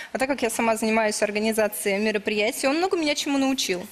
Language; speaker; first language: Russian; native; Russian